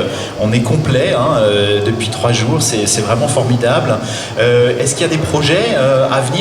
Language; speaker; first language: French; native; French